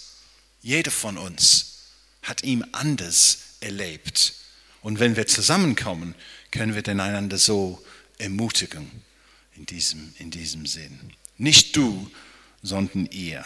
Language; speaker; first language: German; non-native, fluent; English